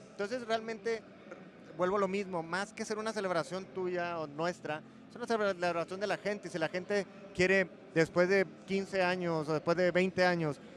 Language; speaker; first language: Spanish; native; Spanish